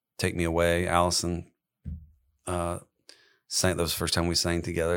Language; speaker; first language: English; native; English